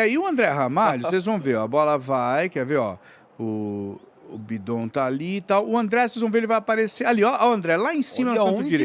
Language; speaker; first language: Portuguese; native; Portuguese